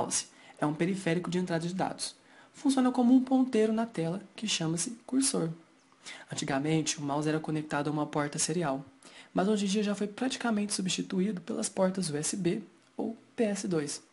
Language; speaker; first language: Portuguese; native; Portuguese